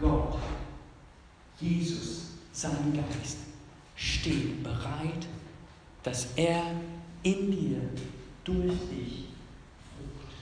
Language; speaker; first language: German; non-native, fluent; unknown